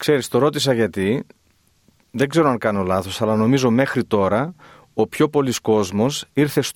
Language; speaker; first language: Greek; native; Greek